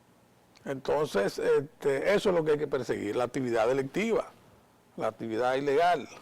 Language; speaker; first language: Spanish; native; Spanish